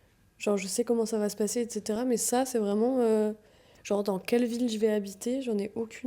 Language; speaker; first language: French; native; French